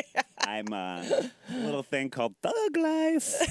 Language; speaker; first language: English; native; English